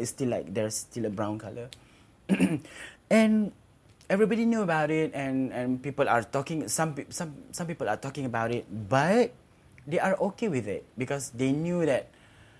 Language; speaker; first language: English; non-native, local second language; Malay